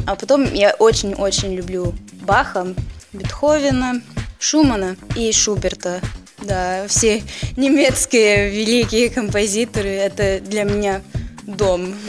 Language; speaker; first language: Russian; early bilingual, heritage; Russian